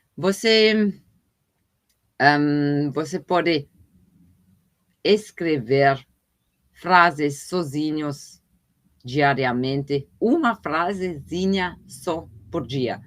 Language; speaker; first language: Portuguese; non-native, fluent; German